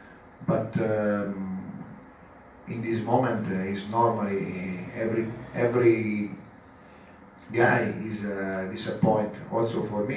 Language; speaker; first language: English; non-native, learner; Italian